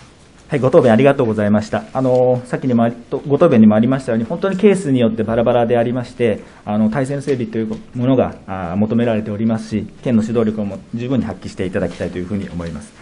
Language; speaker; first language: Japanese; native; Japanese